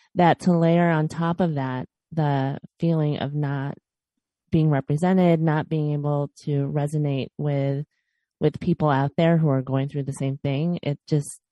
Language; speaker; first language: English; early bilingual, other home language; Filipino